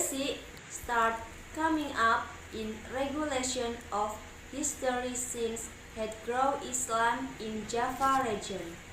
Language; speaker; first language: English; non-native, learner; Indonesian